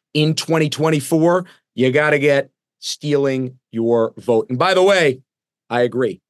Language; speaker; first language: English; native; English